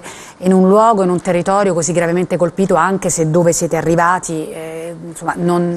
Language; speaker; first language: Italian; native; Italian